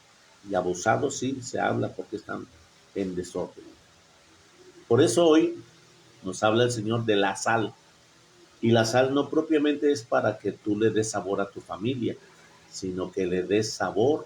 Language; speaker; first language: Spanish; native; Spanish